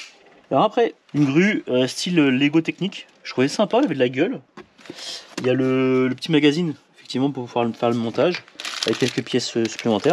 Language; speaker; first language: French; native; French